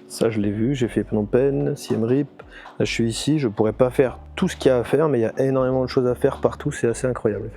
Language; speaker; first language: French; native; French